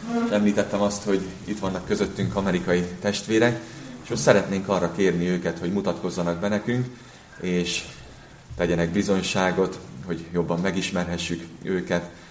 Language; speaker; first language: Hungarian; native; Hungarian